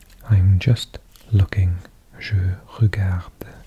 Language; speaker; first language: English; native; English